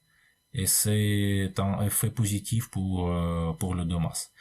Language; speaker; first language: French; non-native, fluent; Russian